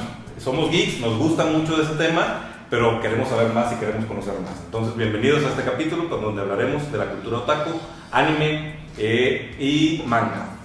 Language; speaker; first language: Spanish; native; Spanish